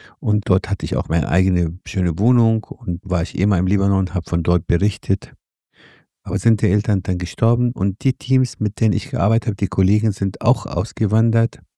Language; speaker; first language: German; non-native, fluent; Arabic